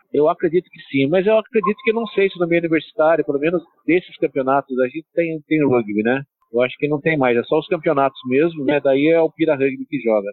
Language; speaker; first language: Portuguese; early bilingual, other home language; Italian